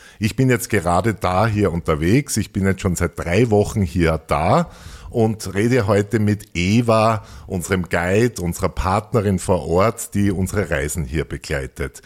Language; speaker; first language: German; native; German